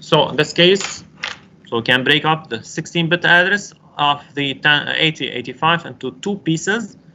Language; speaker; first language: English; non-native, local second language; Arabic